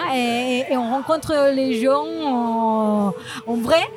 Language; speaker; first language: French; non-native, fluent; Spanish